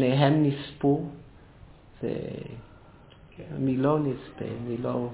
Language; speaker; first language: Hebrew; non-native, fluent; Dutch